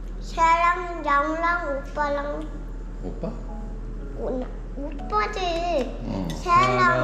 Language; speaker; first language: Korean; early bilingual, heritage; Korean